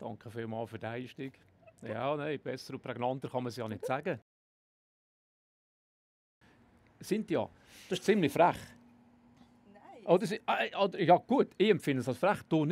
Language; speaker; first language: German; native; German